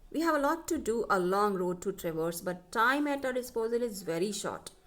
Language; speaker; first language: English; non-native, local second language; Punjabi